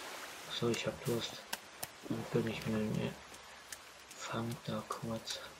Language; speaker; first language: German; native; German